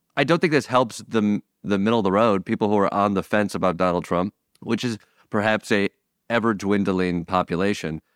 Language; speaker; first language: English; native; English